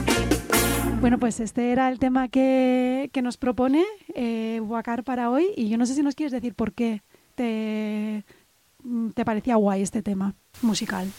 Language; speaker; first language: Spanish; native; Spanish